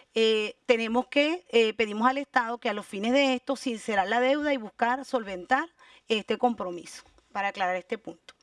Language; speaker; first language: Spanish; native; Spanish